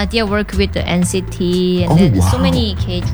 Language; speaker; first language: English; non-native, learner; Indonesian